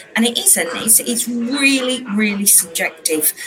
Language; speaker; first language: English; native; English